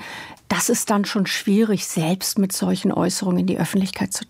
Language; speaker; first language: German; native; German